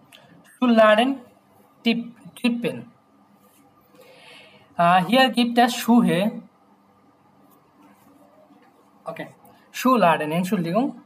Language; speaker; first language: German; non-native, fluent; Bangla